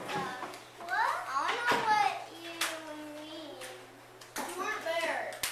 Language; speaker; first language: English; native; English